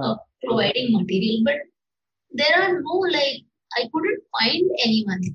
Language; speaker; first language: English; non-native, local second language; Marathi